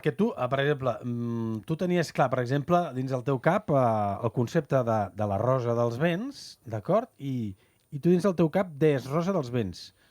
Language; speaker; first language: Catalan; native; Catalan